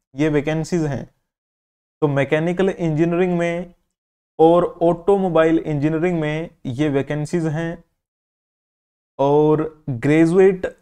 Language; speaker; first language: Hindi; native; Hindi